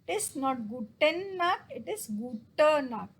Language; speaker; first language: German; non-native, fluent; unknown